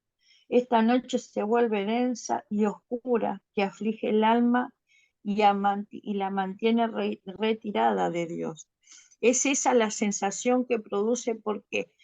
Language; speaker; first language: Spanish; native; Spanish